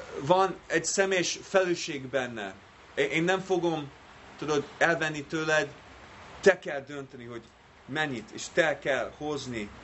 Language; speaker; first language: Hungarian; non-native, fluent; English